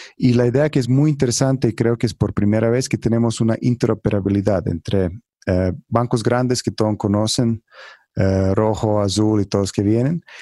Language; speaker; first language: Spanish; non-native, fluent; Croatian